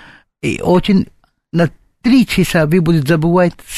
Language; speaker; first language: Russian; non-native, learner; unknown